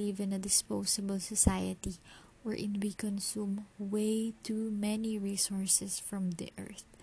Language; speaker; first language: English; non-native, local second language; Filipino